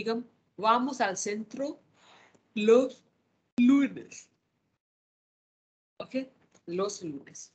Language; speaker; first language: Spanish; non-native, fluent; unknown